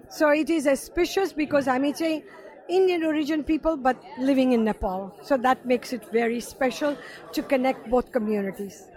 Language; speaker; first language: Nepali; non-native, local second language; Punjabi